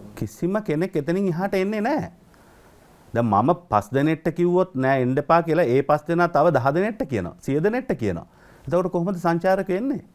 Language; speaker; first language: Sinhala; native; Sinhala